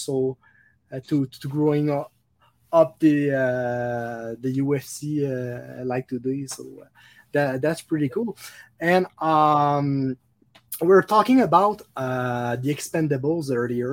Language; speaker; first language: English; non-native, local second language; French